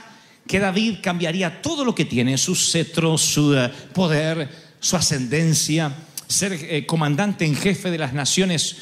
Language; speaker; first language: Spanish; native; Spanish